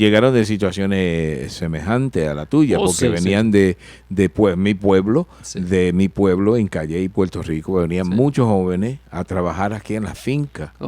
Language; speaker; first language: Spanish; early bilingual, heritage; Spanish